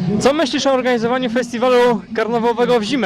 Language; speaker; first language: Polish; native; Polish